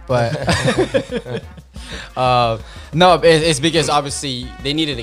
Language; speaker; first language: English; non-native, local second language; Filipino